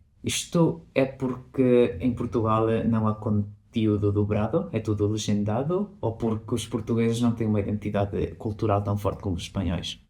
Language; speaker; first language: Portuguese; non-native, fluent; Spanish